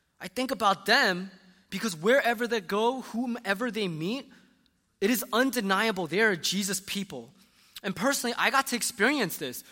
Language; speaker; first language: English; early bilingual, other home language; Korean